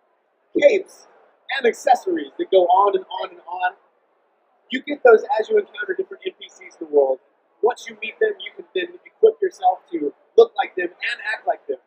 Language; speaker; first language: English; native; English